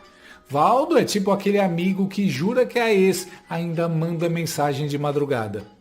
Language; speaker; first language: Portuguese; native; Portuguese